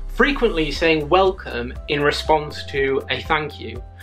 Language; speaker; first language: English; native; English